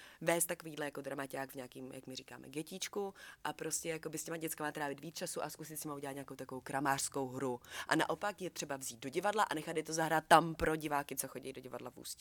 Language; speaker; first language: Czech; native; Czech